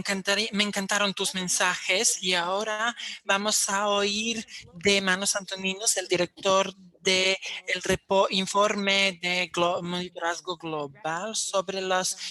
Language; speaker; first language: Spanish; non-native, fluent; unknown